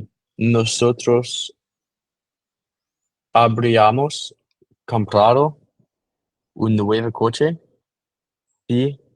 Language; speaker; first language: Spanish; non-native, learner; English